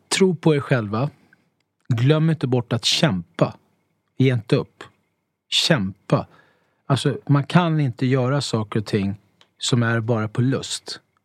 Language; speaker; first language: Swedish; early bilingual, other home language; Italian